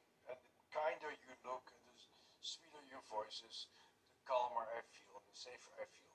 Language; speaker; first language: English; non-native, fluent; Dutch